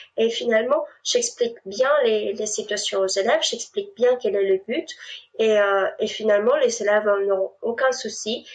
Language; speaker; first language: French; non-native, fluent; Spanish